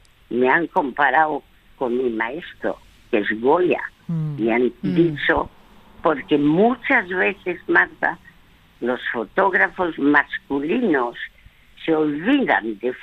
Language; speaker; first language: Spanish; early bilingual, other home language; French